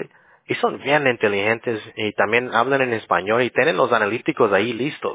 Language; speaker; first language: Spanish; early bilingual, heritage; Spanish